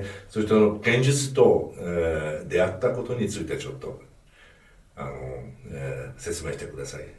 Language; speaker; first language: Japanese; non-native, fluent; Hungarian